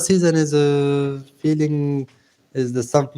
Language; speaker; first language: English; non-native, learner; Pashto